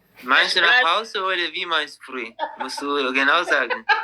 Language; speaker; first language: German; non-native, learner; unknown